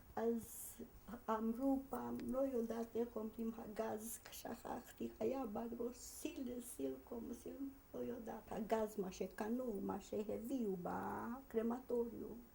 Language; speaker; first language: Hebrew; non-native, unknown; Hungarian